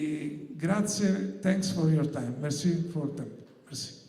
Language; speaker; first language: English; non-native, learner; Italian